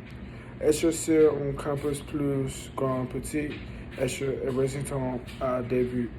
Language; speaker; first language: French; non-native, learner; English